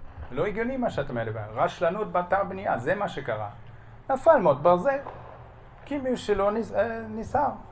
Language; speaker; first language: Hebrew; non-native, fluent; German